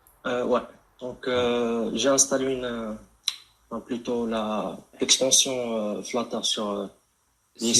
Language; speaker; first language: French; non-native, local second language; Arabic